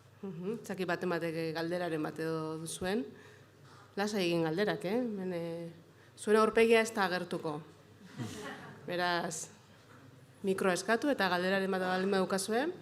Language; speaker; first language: Basque; native; Basque